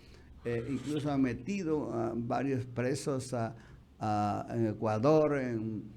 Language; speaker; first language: Spanish; native; Spanish